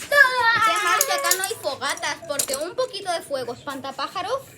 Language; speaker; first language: Spanish; native; Spanish